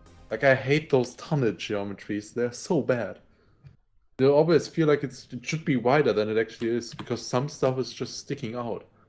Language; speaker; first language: English; non-native, fluent; German